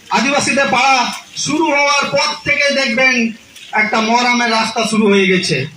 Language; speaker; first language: Bangla; non-native, local second language; Santali